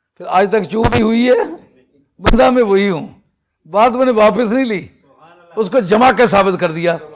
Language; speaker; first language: Urdu; non-native, local second language; Punjabi